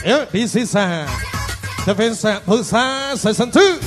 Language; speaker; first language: English; non-native, learner; Indonesian